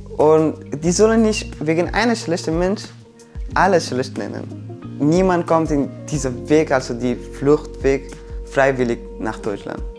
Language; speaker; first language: German; non-native, learner; Persian